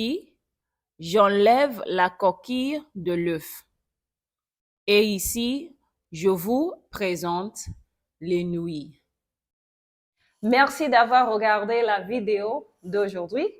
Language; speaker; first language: French; non-native, local second language; Yoruba